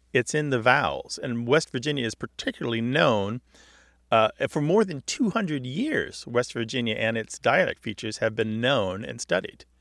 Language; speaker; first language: English; native; English